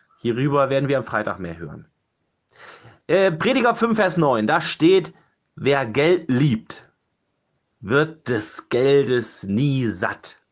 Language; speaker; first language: German; native; German